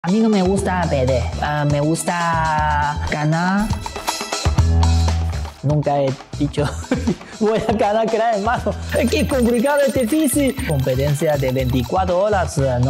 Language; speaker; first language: Spanish; non-native, learner; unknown